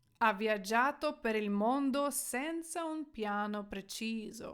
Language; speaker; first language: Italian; non-native, fluent; Ukrainian